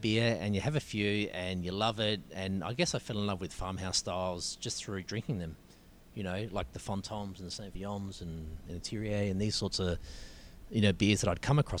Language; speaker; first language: English; native; English